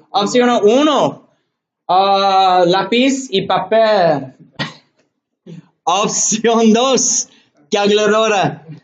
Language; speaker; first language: Spanish; non-native, learner; English